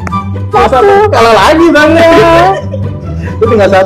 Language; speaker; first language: Indonesian; native; Indonesian